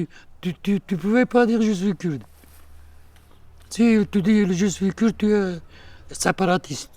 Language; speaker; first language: French; non-native, learner; Kurdish